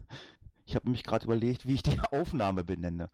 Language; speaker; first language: German; native; German